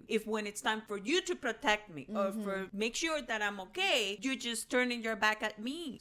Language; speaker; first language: English; non-native, fluent; Spanish